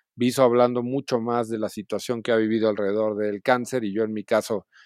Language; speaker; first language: Spanish; native; Spanish